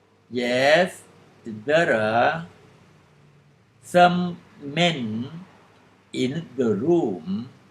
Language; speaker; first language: English; non-native, fluent; Thai